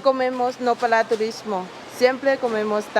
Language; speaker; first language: Spanish; non-native, learner; Thai